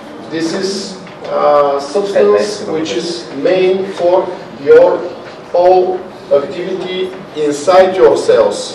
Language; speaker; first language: English; non-native, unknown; Bulgarian